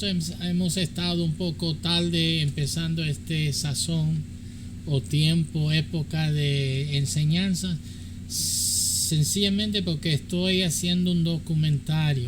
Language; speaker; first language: Spanish; early bilingual, heritage; English